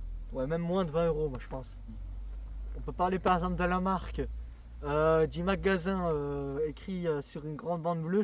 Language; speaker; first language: French; native; French